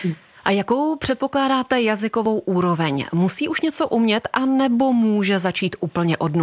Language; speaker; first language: Czech; native; Czech